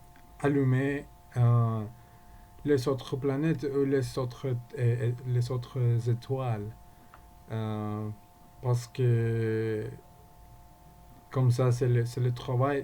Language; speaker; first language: French; non-native, learner; Spanish